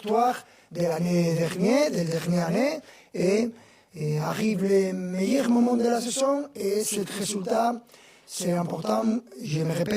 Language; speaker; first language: French; non-native, fluent; Spanish